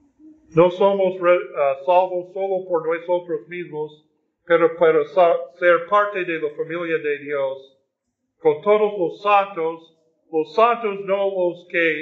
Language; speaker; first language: Spanish; non-native, fluent; English